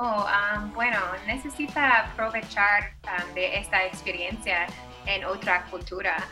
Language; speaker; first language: Spanish; non-native, fluent; English